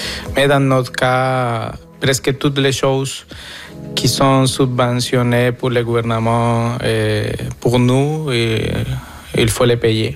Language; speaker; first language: French; non-native, fluent; Spanish